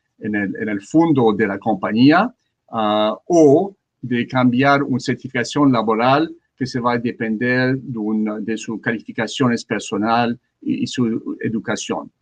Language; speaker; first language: Spanish; non-native, learner; French